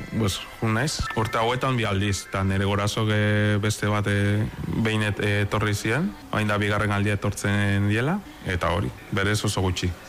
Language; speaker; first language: Basque; non-native, fluent; Spanish